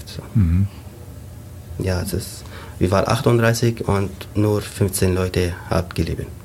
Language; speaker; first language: German; non-native, learner; Arabic